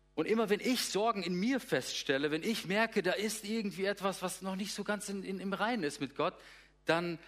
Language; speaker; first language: German; native; German